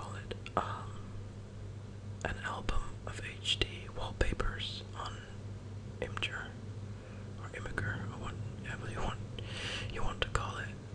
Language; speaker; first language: English; non-native, fluent; Danish